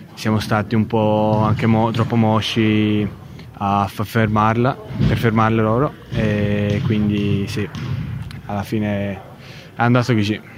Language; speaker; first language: Italian; non-native, fluent; Estonian